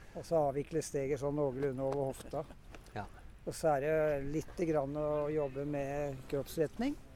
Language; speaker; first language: Norwegian; native; Norwegian